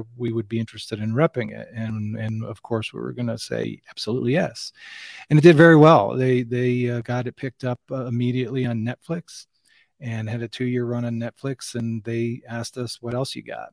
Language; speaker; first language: English; native; English